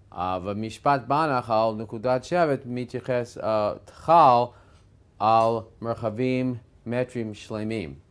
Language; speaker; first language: Hebrew; non-native, fluent; English